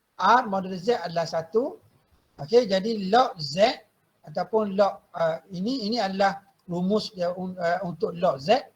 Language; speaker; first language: Malay; native; Malay